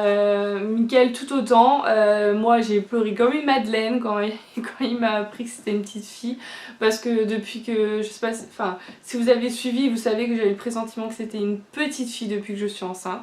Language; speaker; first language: French; native; French